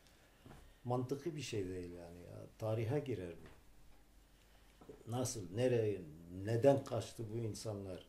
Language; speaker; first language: Turkish; non-native, local second language; Turoyo